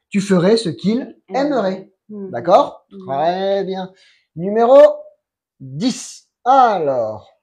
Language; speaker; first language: French; non-native, fluent; Spanish